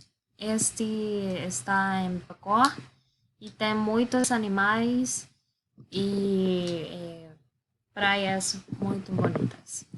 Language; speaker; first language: Portuguese; non-native, learner; Spanish